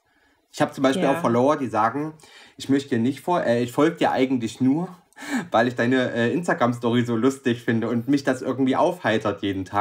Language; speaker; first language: German; native; German